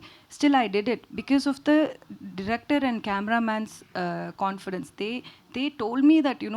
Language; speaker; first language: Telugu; non-native, local second language; Tamil